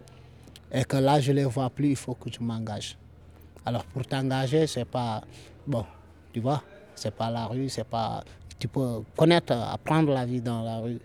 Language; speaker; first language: French; non-native, local second language; Fula